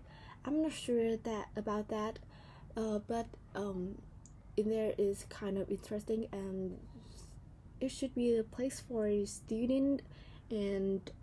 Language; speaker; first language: English; non-native, learner; Vietnamese